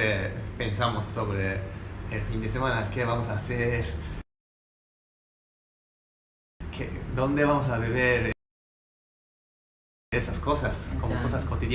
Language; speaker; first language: Spanish; non-native, learner; Japanese